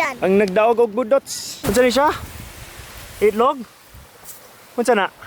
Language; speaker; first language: Cebuano; non-native, learner; English